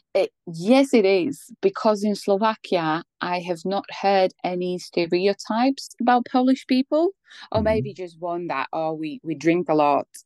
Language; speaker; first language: English; non-native, fluent; Polish